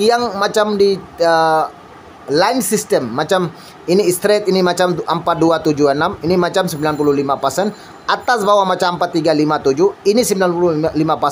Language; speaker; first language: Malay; non-native, learner; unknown